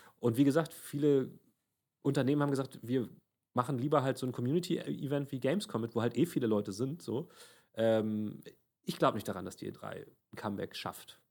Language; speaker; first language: German; native; German